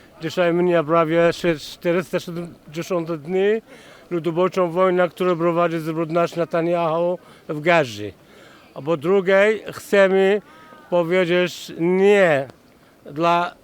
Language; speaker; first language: Polish; non-native, fluent; Arabic